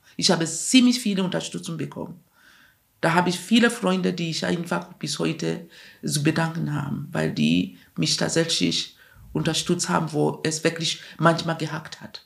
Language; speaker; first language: German; non-native, fluent; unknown